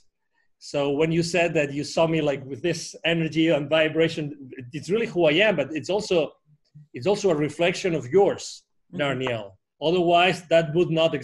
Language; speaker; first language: English; non-native, fluent; Spanish